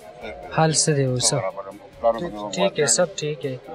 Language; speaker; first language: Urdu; non-native, local second language; Pashto